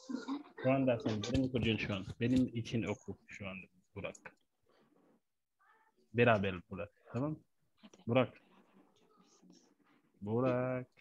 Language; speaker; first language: Turkish; non-native, learner; French